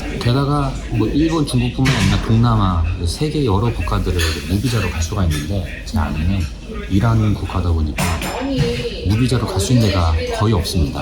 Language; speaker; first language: Korean; native; Korean